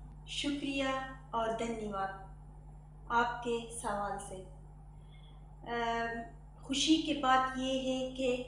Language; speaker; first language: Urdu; non-native, learner; Persian